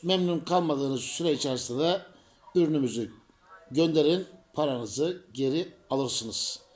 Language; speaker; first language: Turkish; native; Turkish